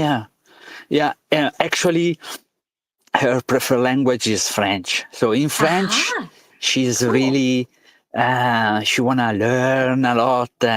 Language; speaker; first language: English; non-native, learner; Italian